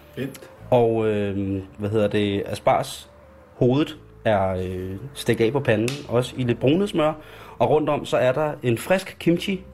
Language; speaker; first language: Danish; native; Danish